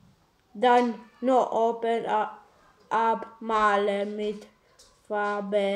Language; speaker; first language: German; non-native, learner; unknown